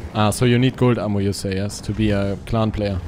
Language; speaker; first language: English; non-native, learner; German